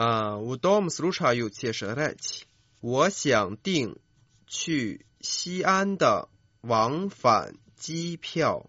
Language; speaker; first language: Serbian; non-native, fluent; Chinese